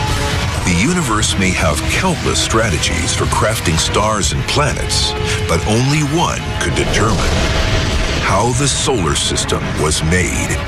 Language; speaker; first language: English; native; English